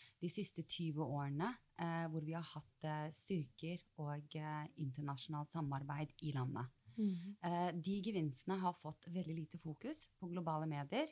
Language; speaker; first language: Norwegian; early bilingual, other home language; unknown